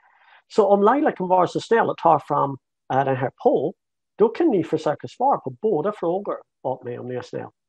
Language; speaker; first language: Swedish; non-native, fluent; English